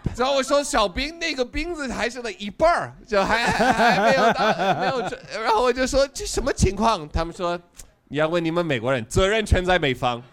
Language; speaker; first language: Chinese; non-native, fluent; English